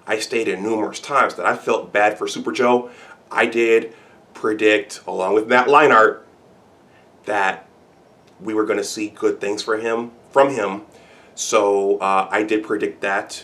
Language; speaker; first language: English; native; English